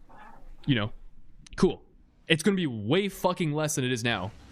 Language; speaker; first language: English; native; English